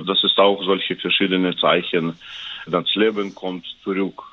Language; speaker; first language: German; non-native, learner; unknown